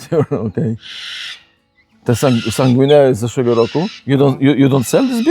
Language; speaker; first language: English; non-native, learner; Polish